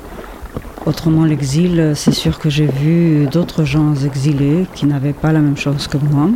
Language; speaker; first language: French; non-native, fluent; Spanish